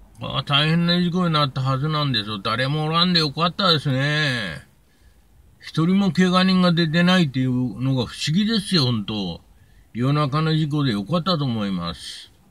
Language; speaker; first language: Japanese; native; Japanese